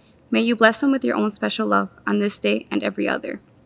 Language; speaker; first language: English; early bilingual, other home language; Spanish